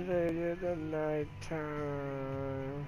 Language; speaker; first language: English; native; English